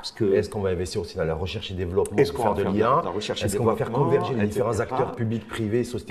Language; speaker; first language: French; non-native, local second language; Arabic